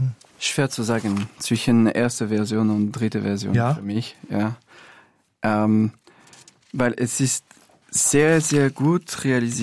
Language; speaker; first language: German; non-native, fluent; French